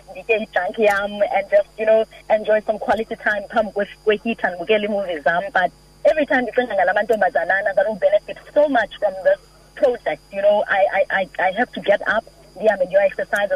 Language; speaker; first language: English; non-native, local second language; Xhosa